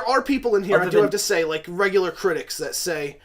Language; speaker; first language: English; native; English